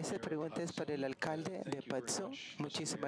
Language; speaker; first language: Spanish; non-native, learner; English